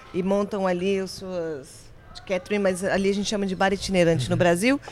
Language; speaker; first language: Portuguese; native; Portuguese